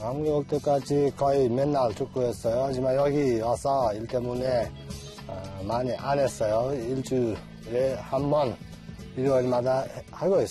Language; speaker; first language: Korean; non-native, learner; Uzbek